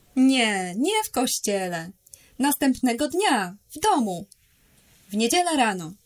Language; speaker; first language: Polish; native; Polish